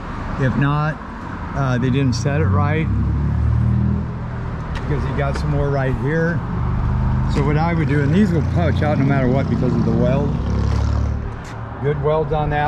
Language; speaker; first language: English; native; English